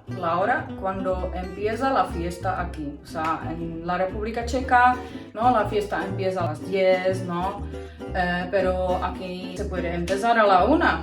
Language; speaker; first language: Spanish; non-native, fluent; Czech